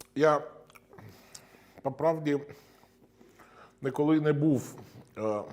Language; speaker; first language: Ukrainian; non-native, learner; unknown